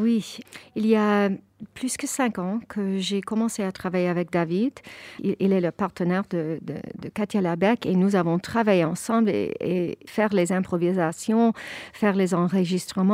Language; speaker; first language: French; non-native, fluent; English